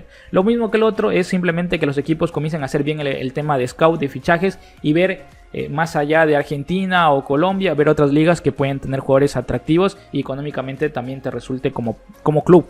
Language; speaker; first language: Spanish; native; Spanish